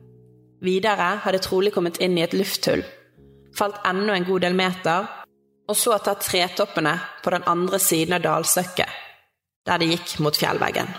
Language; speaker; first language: Norwegian; native; Norwegian